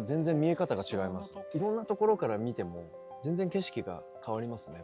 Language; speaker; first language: Japanese; native; Japanese